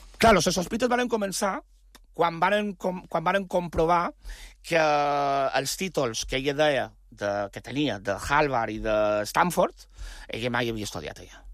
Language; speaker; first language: Catalan; native; Catalan